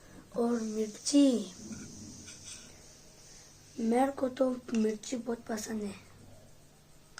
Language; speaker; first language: Hindi; non-native, local second language; Tibetan